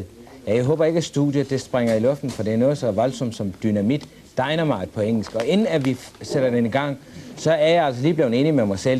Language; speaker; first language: Danish; native; Danish